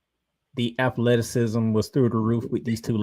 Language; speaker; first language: English; native; English